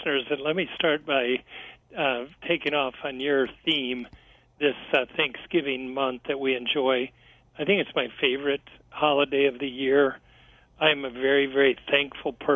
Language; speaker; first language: English; native; English